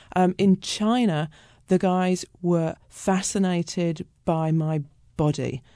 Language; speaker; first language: English; native; English